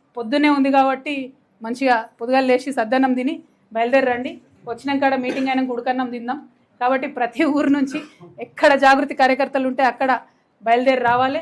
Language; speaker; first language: Telugu; native; Telugu